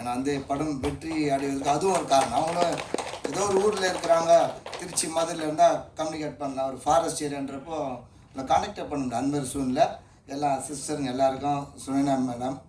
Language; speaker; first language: Tamil; native; Tamil